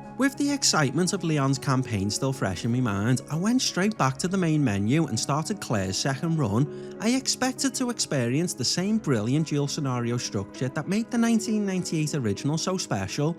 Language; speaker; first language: English; native; English